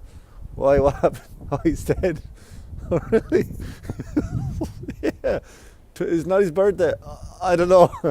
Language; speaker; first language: English; native; English